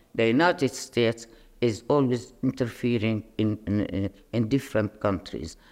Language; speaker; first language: English; non-native, fluent; Arabic